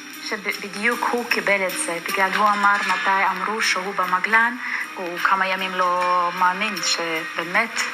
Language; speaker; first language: Hebrew; non-native, fluent; German